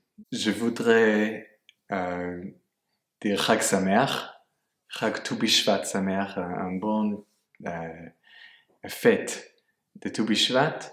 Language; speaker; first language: French; non-native, fluent; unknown